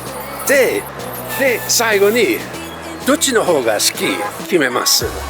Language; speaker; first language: Japanese; non-native, fluent; English